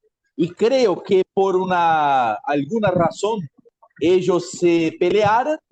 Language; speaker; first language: Spanish; non-native, fluent; Portuguese